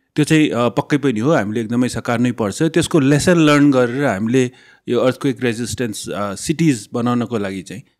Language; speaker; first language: Nepali; non-native, local second language; Newari